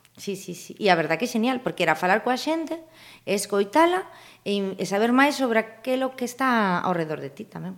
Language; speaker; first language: Galician; native; Galician